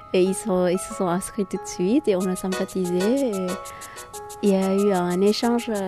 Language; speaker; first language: French; non-native, fluent; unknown